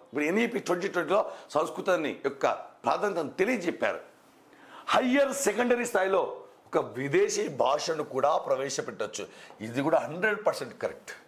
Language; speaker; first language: Telugu; non-native, local second language; Kannada